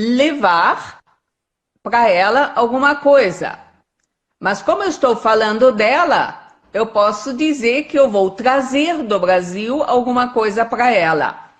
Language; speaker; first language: Portuguese; non-native, fluent; German